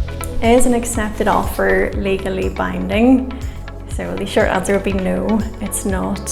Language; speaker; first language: English; native; English